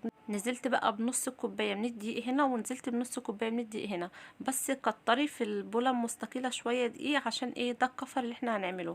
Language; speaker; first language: Arabic; native; Arabic